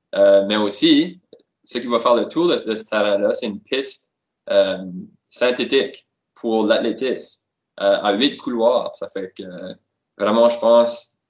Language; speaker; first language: French; native; French